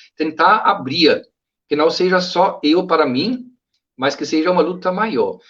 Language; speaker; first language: Portuguese; non-native, fluent; German